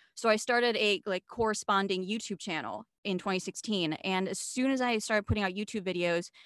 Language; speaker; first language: English; non-native, fluent; German